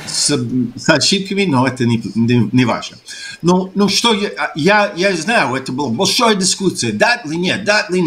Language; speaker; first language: Russian; non-native, fluent; English